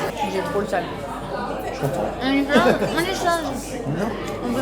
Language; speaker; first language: French; native; French